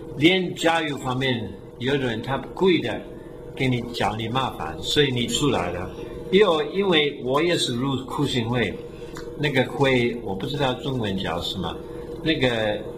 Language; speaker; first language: Chinese; non-native, fluent; English